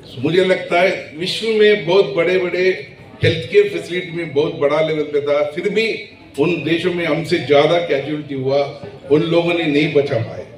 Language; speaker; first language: Hindi; non-native, local second language; Kannada